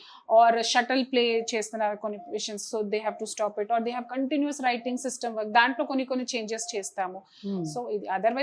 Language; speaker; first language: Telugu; non-native, fluent; Hindi